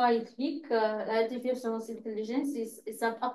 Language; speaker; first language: French; non-native, fluent; Polish